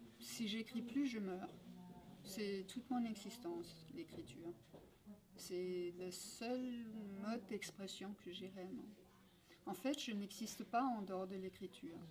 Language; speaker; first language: French; non-native, fluent; Danish